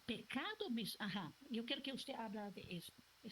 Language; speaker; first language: Spanish; non-native, local second language; Papiamento